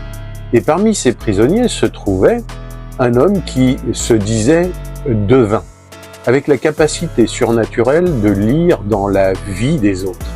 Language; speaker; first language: French; native; French